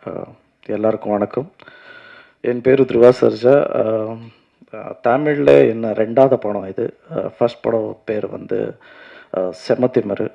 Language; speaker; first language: Tamil; non-native, learner; Kannada